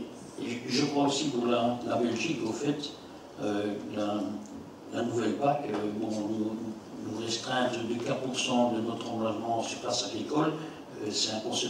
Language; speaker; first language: French; native; French